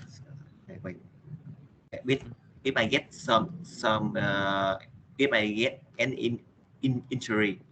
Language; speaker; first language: English; non-native, learner; Vietnamese